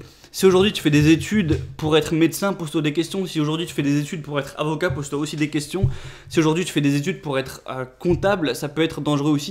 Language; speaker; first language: French; native; French